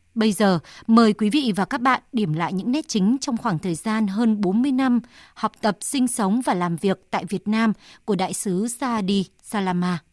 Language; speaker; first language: Vietnamese; native; Vietnamese